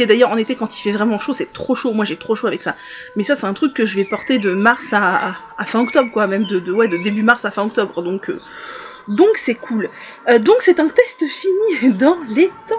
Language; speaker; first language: French; native; French